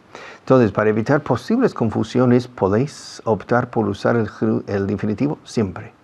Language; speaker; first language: Spanish; non-native, fluent; English